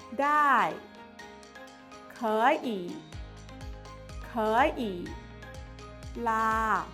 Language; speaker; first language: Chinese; non-native, learner; Thai